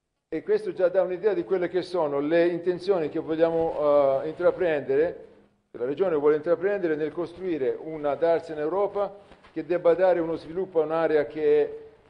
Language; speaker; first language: Italian; native; Italian